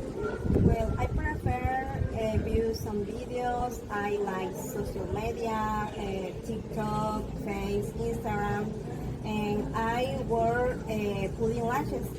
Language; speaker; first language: English; non-native, learner; Spanish